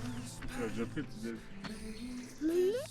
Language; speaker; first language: French; native; French